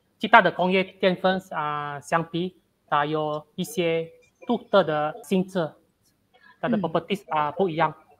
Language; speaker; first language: Chinese; non-native, learner; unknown